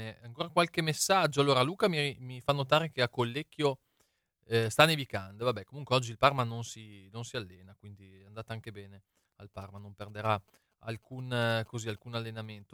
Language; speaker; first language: Italian; native; Italian